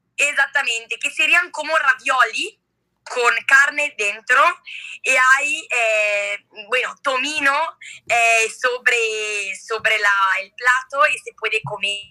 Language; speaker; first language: Spanish; non-native, learner; Italian